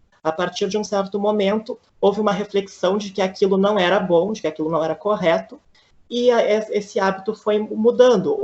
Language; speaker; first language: Portuguese; native; Portuguese